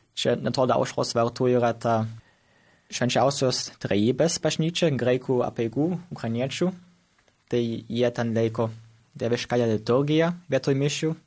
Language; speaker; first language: Lithuanian; early bilingual, heritage; Lithuanian